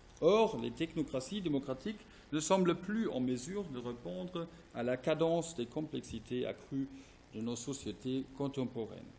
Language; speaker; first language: French; non-native, fluent; German